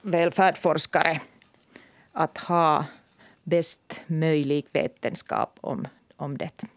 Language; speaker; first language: Swedish; non-native, local second language; Finnish